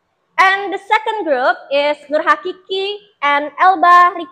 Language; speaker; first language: English; non-native, fluent; Indonesian